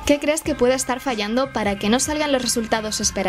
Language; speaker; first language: Spanish; native; Spanish